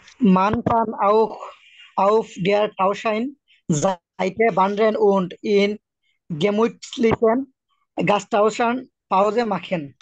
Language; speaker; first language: German; non-native, learner; Bangla